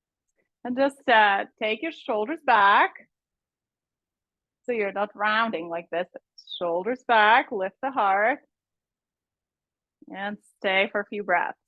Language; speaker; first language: English; native; English